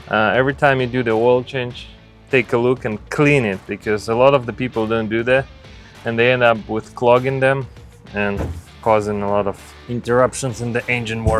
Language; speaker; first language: English; non-native, fluent; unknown